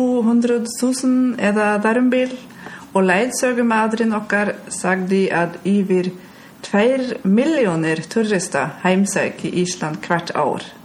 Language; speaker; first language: Icelandic; non-native, learner; German